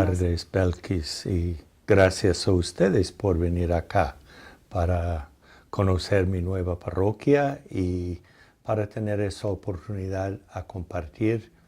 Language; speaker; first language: Spanish; non-native, fluent; English